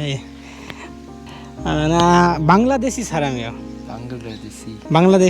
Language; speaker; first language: Korean; non-native, learner; Bangla